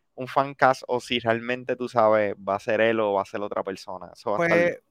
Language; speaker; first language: Spanish; native; Spanish